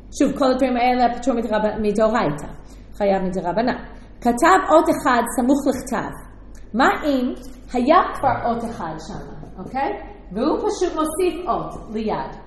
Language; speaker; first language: Hebrew; non-native, fluent; English